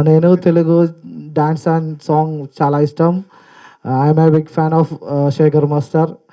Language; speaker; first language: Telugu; non-native, learner; Malayalam